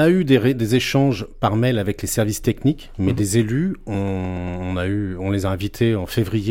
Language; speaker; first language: French; native; French